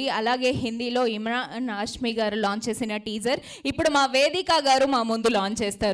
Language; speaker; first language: Telugu; native; Telugu